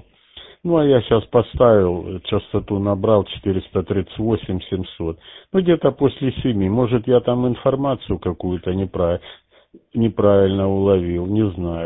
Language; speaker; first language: Russian; native; Russian